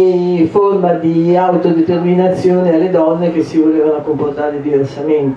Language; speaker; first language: Italian; native; Italian